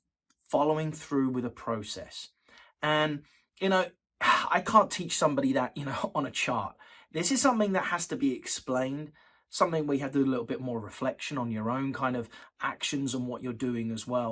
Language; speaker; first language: English; native; English